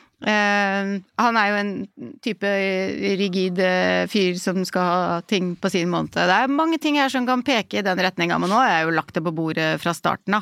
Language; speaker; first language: Norwegian; native; Norwegian